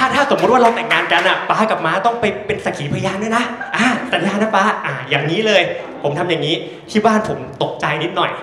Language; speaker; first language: Thai; native; Thai